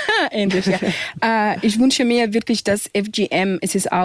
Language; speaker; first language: German; non-native, fluent; Arabic